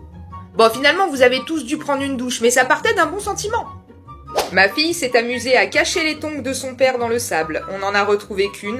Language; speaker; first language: French; native; French